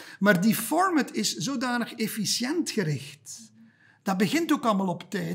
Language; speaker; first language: Dutch; native; Dutch